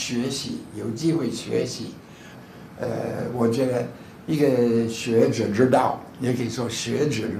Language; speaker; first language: Chinese; non-native, fluent; English